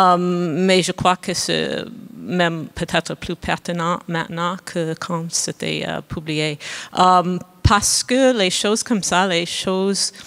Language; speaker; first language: French; non-native, fluent; English